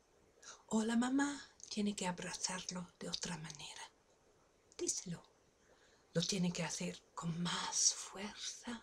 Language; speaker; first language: Spanish; non-native, fluent; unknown